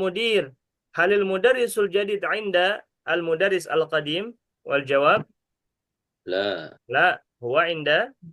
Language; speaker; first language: Arabic; non-native, fluent; Indonesian